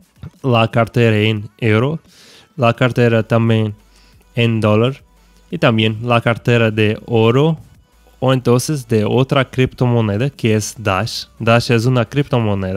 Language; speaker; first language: Spanish; non-native, fluent; Portuguese